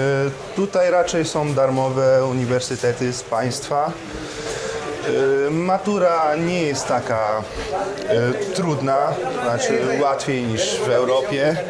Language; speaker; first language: Polish; early bilingual, heritage; Polish